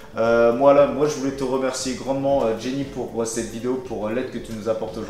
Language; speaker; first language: French; native; French